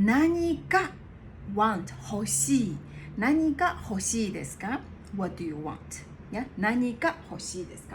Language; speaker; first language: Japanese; non-native, fluent; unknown